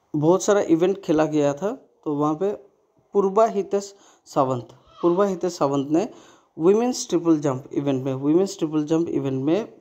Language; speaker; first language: Hindi; non-native, local second language; Bangla